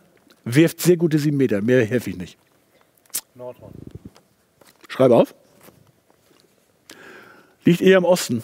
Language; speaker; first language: German; native; German